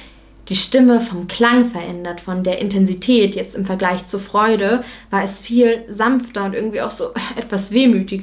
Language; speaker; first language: German; native; German